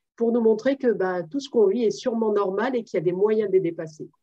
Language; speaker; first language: French; native; French